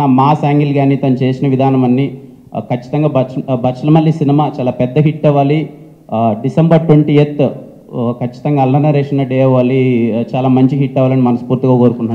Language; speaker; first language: Telugu; native; Telugu